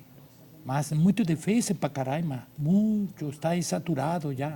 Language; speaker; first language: Portuguese; non-native, learner; Spanish